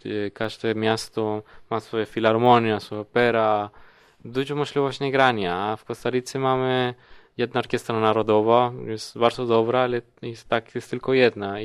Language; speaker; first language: Polish; non-native, learner; Spanish